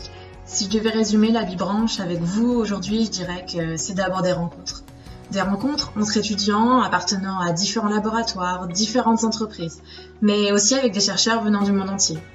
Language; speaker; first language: French; native; French